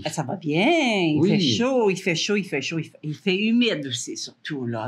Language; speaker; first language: French; native; French